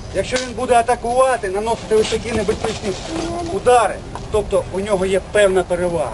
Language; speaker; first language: Ukrainian; native; Ukrainian